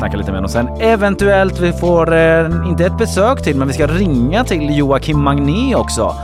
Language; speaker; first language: Swedish; native; Swedish